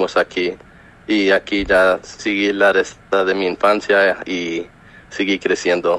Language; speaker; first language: Spanish; early bilingual, heritage; Spanish